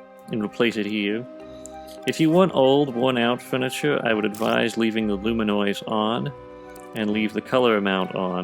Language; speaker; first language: English; native; English